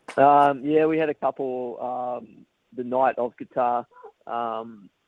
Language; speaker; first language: English; native; English